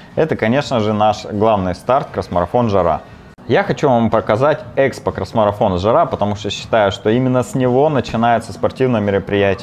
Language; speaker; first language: Russian; native; Russian